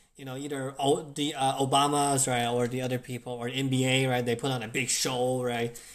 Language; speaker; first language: English; non-native, fluent; Chinese